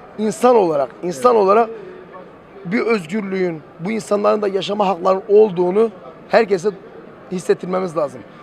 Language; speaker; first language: Turkish; native; Turkish